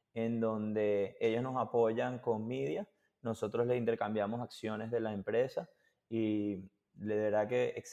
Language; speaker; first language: Spanish; native; Spanish